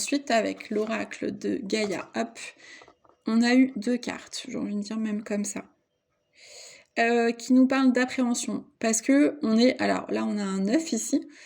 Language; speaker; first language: French; native; French